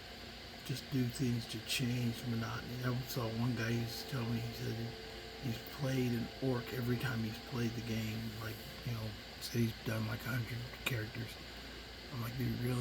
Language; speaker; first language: English; native; English